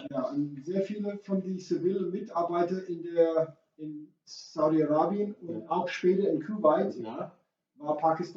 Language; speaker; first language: German; non-native, fluent; English